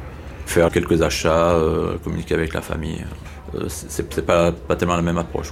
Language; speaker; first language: French; native; French